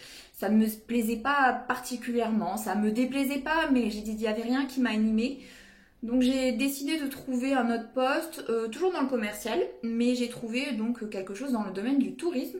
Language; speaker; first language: French; native; French